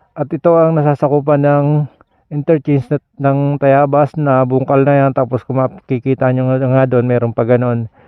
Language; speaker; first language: Filipino; native; Filipino